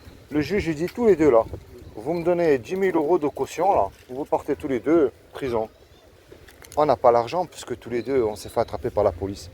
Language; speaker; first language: French; native; French